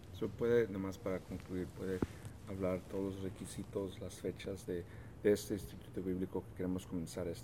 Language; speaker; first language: Spanish; early bilingual, heritage; Spanish